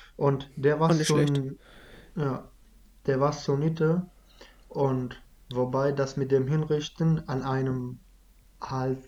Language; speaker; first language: German; non-native, fluent; Kurdish